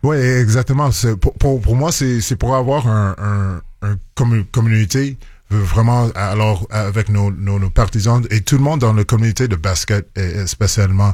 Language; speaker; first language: French; non-native, local second language; English